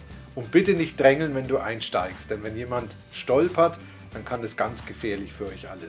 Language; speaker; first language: German; native; German